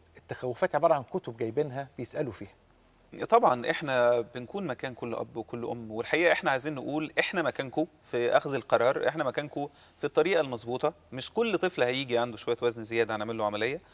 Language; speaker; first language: Arabic; native; Arabic